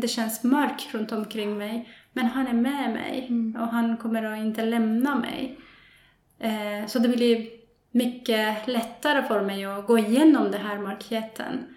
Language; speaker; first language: Swedish; non-native, fluent; Persian